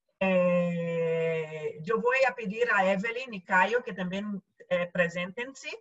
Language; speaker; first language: Spanish; non-native, local second language; Portuguese